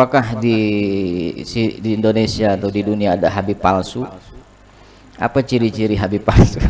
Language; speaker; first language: Indonesian; native; Indonesian